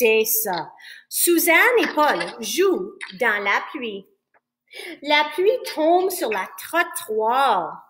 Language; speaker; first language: French; non-native, fluent; English